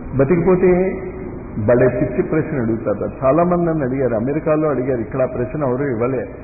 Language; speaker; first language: Telugu; non-native, fluent; Hindi